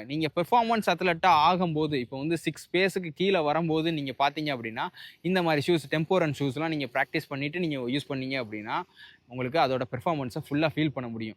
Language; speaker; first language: Tamil; native; Tamil